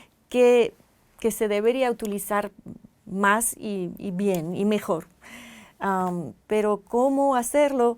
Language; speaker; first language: Spanish; non-native, fluent; French